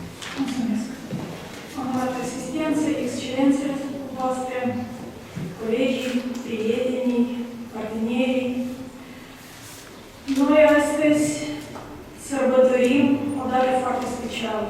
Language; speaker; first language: Romanian; non-native, local second language; Russian